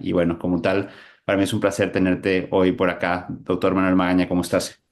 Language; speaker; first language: Spanish; native; Spanish